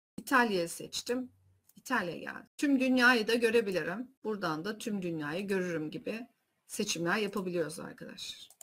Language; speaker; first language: Turkish; early bilingual, heritage; Turkish